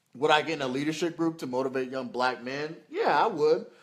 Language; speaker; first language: English; native; English